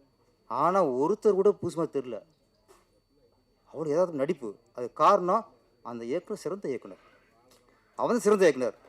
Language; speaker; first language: Tamil; native; Tamil